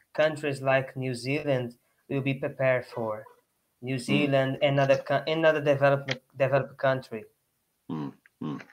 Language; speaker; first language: English; non-native, learner; Portuguese